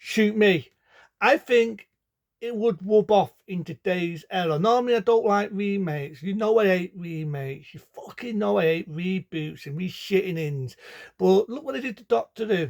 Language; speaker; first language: English; native; English